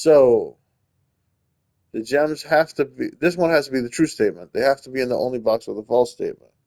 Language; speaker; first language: English; native; English